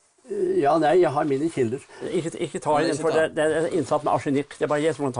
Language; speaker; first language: Norwegian; native; Norwegian